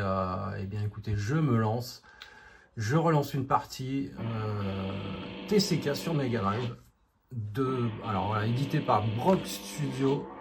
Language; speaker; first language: French; native; French